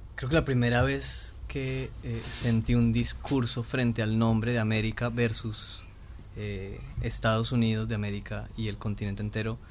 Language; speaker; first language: Spanish; native; Spanish